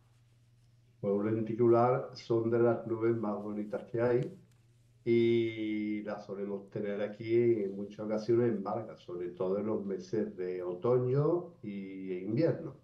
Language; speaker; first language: Spanish; native; Spanish